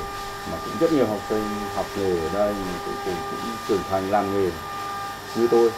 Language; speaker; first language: Vietnamese; native; Vietnamese